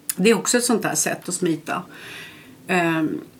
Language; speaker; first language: Swedish; early bilingual, other home language; Estonian